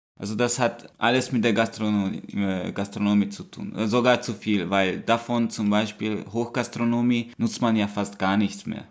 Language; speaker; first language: German; non-native, fluent; Hungarian